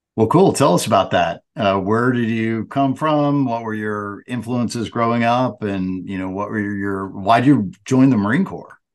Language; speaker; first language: English; native; English